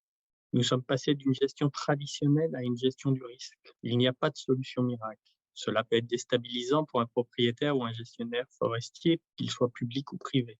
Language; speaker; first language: French; native; French